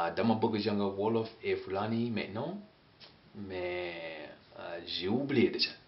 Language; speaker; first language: French; non-native, learner; English